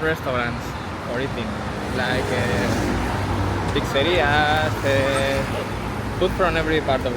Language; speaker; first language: English; non-native, fluent; Spanish